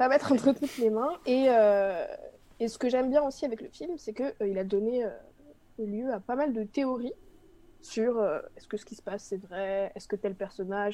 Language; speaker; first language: French; native; French